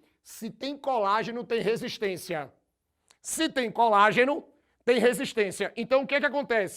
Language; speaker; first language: Portuguese; native; Portuguese